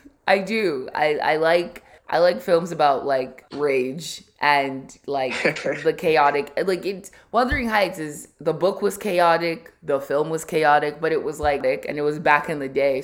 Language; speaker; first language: English; native; English